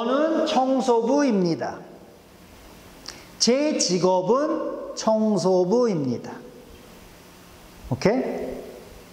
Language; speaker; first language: Korean; non-native, fluent; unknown